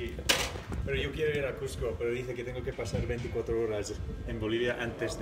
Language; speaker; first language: Spanish; non-native, learner; English